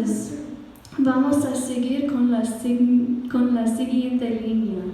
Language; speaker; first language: Spanish; non-native, fluent; English